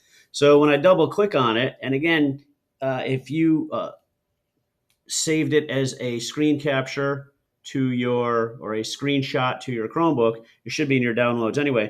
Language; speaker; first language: English; native; English